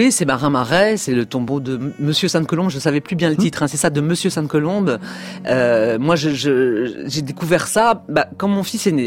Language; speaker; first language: French; native; French